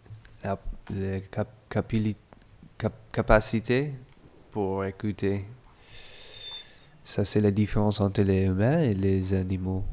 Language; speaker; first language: French; non-native, fluent; English